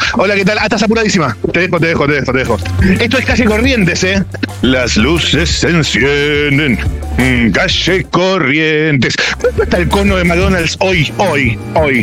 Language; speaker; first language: Spanish; native; Spanish